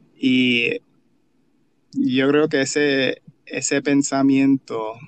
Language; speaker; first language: Spanish; native; Spanish